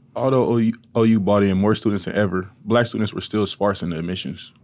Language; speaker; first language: English; native; English